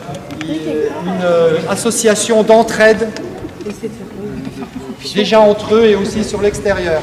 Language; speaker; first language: French; native; French